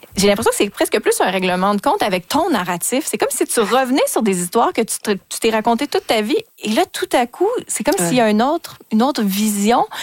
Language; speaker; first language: French; native; French